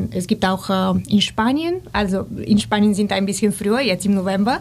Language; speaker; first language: German; non-native, fluent; Bulgarian